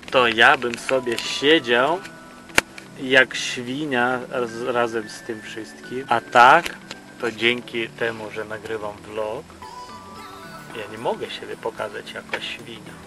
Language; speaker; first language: Polish; non-native, fluent; Ukrainian